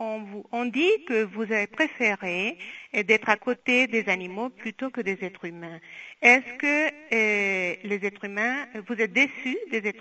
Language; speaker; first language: French; non-native, fluent; Spanish